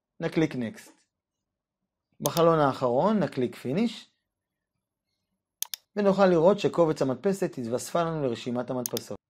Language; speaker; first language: Hebrew; native; Hebrew